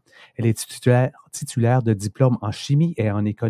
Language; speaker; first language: French; native; French